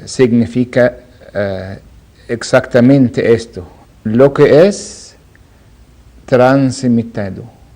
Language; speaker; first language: Spanish; non-native, learner; Arabic